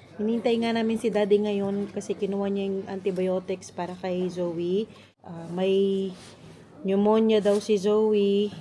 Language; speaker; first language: Filipino; non-native, local second language; Pampanga